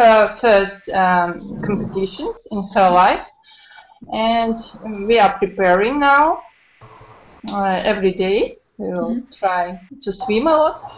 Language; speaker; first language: English; non-native, learner; Russian